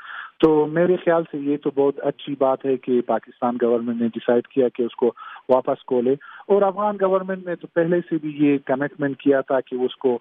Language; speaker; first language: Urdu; non-native, fluent; Pashto